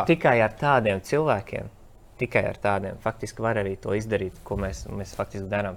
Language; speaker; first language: Latvian; native; Latvian